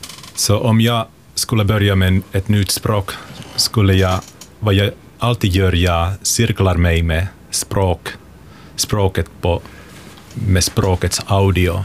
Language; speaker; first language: Swedish; non-native, local second language; Finnish